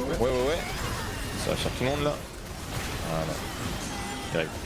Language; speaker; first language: French; native; French